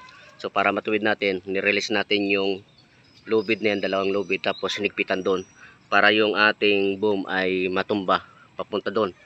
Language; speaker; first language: Filipino; native; Filipino